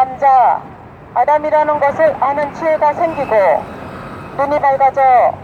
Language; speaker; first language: Korean; native; Korean